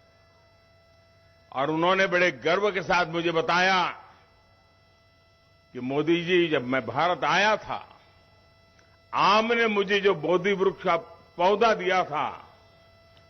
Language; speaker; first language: Hindi; non-native, local second language; Gujarati